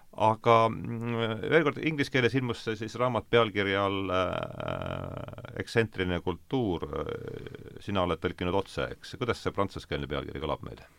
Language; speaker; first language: Estonian; native; Estonian